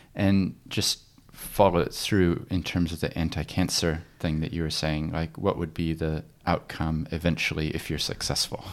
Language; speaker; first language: English; native; English